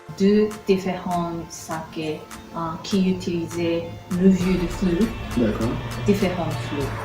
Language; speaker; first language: French; non-native, learner; Japanese